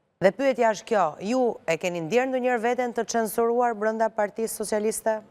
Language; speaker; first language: Albanian; native; Albanian